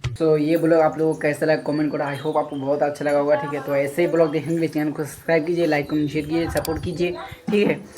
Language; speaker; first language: Hindi; non-native, local second language; Bangla